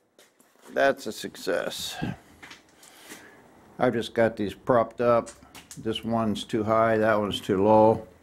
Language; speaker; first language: English; native; English